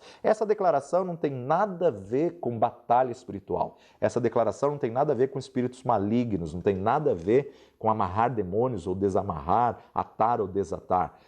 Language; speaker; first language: Portuguese; native; Portuguese